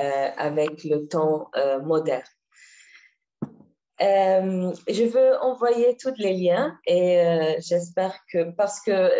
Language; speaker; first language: French; non-native, learner; Arabic